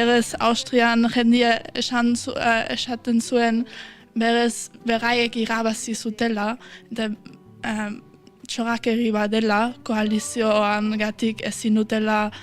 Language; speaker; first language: Basque; non-native, fluent; German